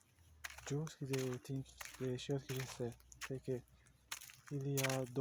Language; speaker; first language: French; non-native, learner; Portuguese